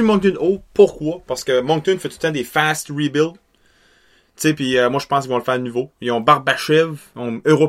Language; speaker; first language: French; native; French